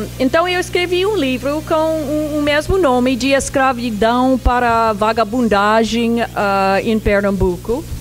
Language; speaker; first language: Portuguese; non-native, fluent; English